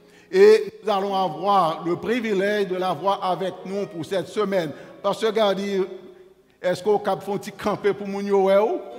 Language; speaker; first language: French; native; French